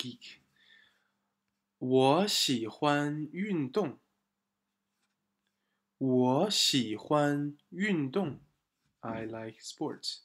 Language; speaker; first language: Chinese; non-native, fluent; English